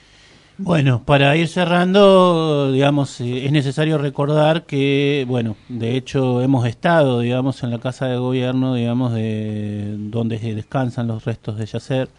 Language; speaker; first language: Spanish; native; Spanish